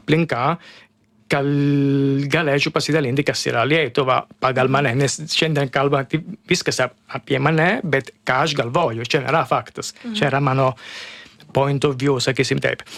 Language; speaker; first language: Lithuanian; non-native, learner; Italian